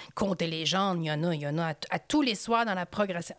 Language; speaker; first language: French; native; French